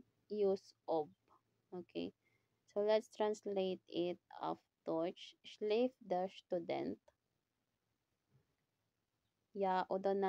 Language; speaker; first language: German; non-native, fluent; Filipino